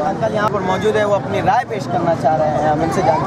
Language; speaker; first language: Hindi; native; Hindi